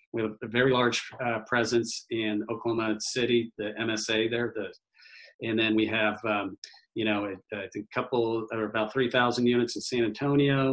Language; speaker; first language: English; native; English